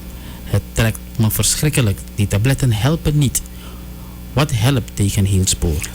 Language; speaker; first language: Dutch; native; Dutch